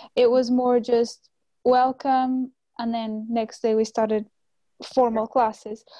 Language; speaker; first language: English; non-native, fluent; Portuguese